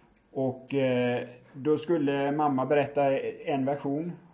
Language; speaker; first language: Swedish; native; Swedish